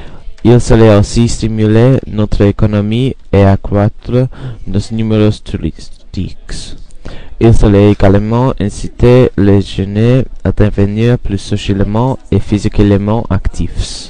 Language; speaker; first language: French; non-native, learner; English